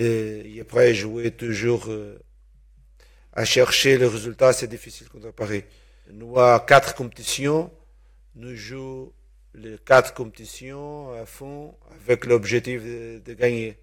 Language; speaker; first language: French; non-native, learner; Portuguese